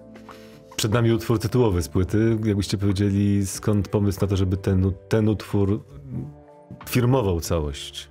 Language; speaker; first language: Polish; native; Polish